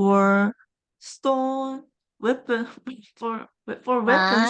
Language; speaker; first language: English; non-native, learner; Korean